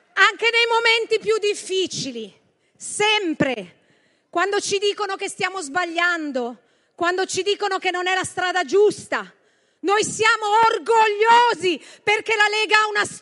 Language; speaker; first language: Italian; native; Italian